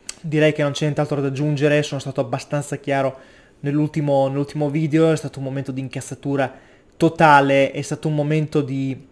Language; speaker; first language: Italian; native; Italian